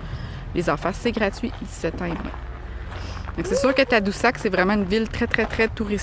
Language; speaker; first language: French; native; French